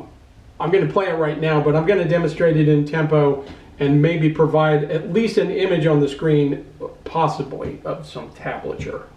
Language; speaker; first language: English; native; English